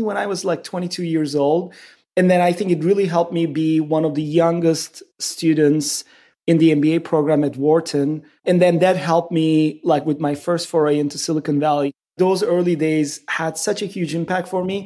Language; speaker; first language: English; non-native, fluent; Turkish